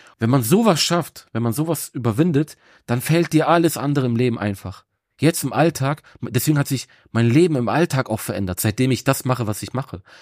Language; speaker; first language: German; native; German